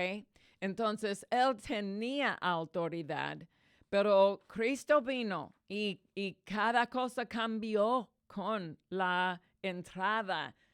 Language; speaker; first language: Spanish; non-native, fluent; English